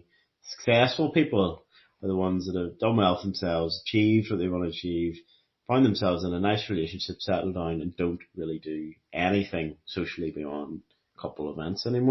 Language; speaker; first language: English; native; English